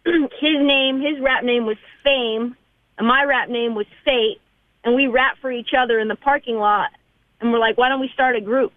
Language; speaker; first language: English; native; English